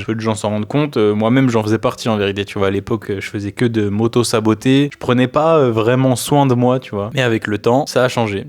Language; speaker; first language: French; native; French